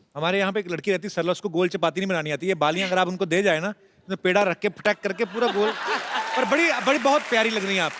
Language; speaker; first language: Hindi; non-native, local second language; Punjabi